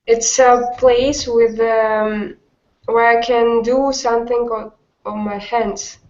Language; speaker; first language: English; non-native, learner; Russian